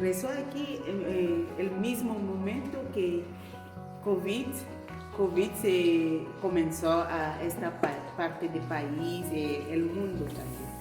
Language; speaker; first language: Spanish; non-native, learner; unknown